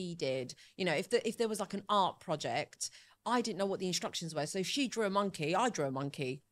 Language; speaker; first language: English; early bilingual, other home language; Italian